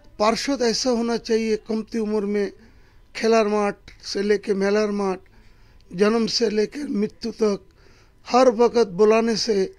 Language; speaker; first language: Hindi; non-native, local second language; Bangla